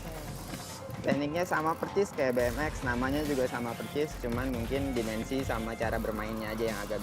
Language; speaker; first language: Indonesian; native; Indonesian